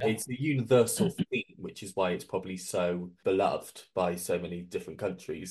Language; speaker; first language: English; native; English